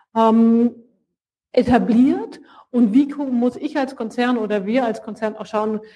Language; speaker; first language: German; native; German